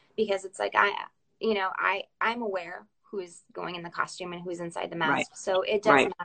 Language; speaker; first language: English; early bilingual, other home language; Russian